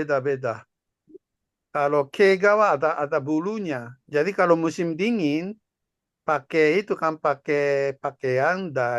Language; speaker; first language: Indonesian; non-native, fluent; Japanese